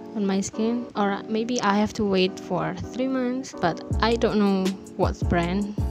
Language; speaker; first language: English; non-native, learner; Indonesian